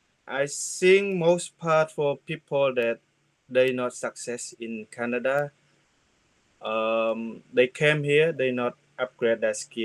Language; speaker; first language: English; non-native, learner; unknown